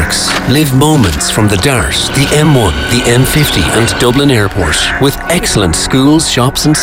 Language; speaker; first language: English; non-native, fluent; Ukrainian